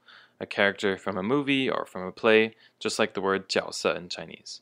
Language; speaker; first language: English; native; English